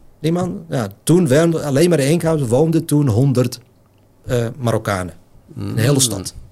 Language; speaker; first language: Dutch; non-native, fluent; Arabic